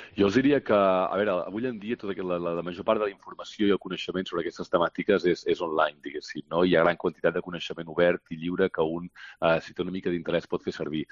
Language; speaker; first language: Catalan; native; Catalan